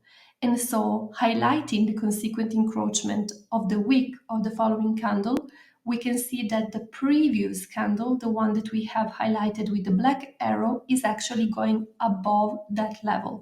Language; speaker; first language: English; non-native, fluent; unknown